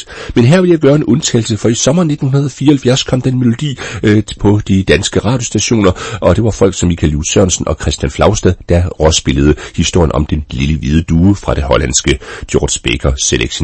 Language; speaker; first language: Danish; native; Danish